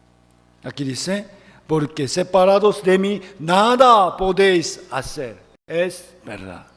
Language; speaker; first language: Spanish; non-native, fluent; Korean